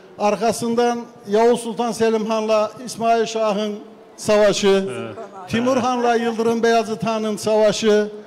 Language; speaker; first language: Turkish; native; Turkish